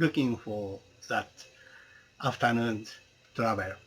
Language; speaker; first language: English; non-native, learner; Japanese